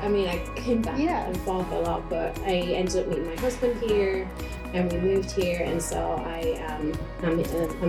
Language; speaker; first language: English; native; English